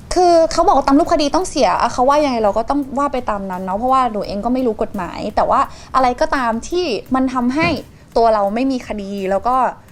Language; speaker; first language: Thai; native; Thai